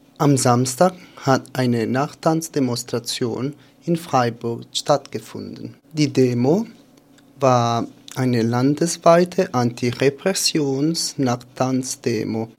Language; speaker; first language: German; non-native, fluent; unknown